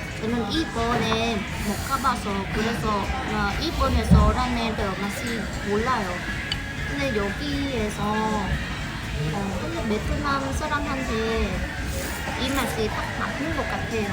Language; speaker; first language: Korean; non-native, learner; Vietnamese